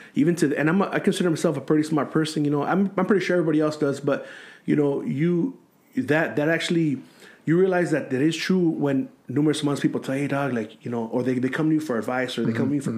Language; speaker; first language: English; native; English